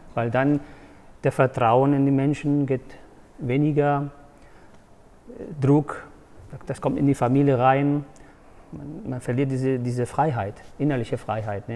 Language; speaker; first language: German; non-native, fluent; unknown